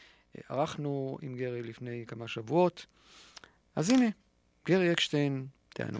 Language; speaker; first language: Hebrew; native; Hebrew